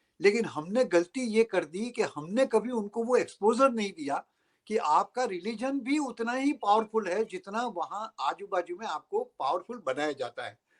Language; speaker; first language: Hindi; native; Hindi